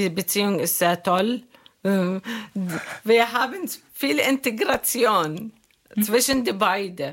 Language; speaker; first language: German; non-native, learner; Arabic